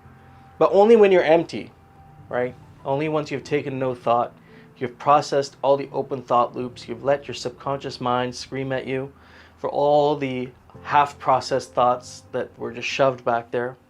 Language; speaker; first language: English; native; English